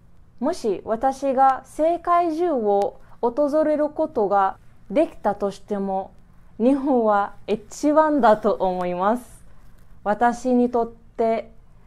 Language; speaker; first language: Japanese; non-native, learner; Arabic